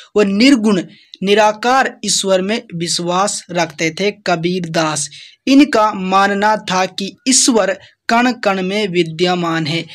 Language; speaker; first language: Hindi; native; Hindi